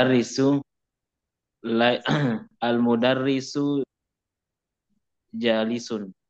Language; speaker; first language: Arabic; non-native, learner; Indonesian